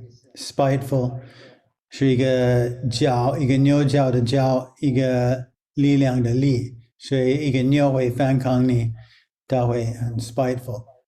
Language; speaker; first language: Chinese; non-native, fluent; English